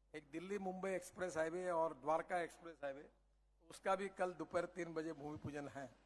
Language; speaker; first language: Hindi; non-native, local second language; Marathi